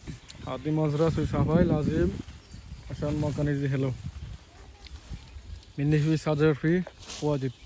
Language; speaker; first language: Arabic; non-native, learner; Bangla